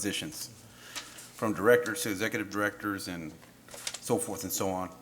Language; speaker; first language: English; native; English